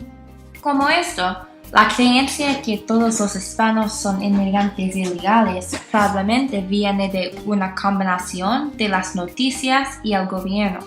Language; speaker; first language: Spanish; non-native, learner; English